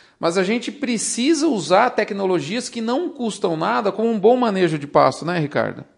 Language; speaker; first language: Portuguese; native; Portuguese